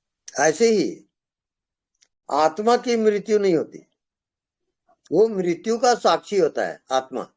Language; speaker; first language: Hindi; native; Hindi